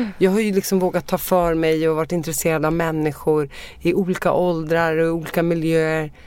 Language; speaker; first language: Swedish; early bilingual, other home language; Arabic